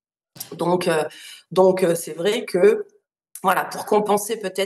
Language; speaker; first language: French; native; French